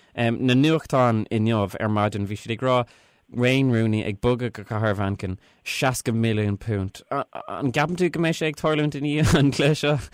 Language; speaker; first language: Irish; non-native, local second language; English